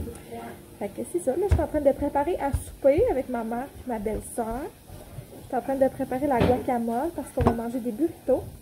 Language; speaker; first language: French; native; French